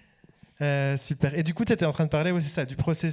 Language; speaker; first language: French; native; French